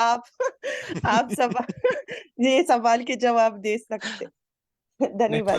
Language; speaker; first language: Hindi; non-native, fluent; Arabic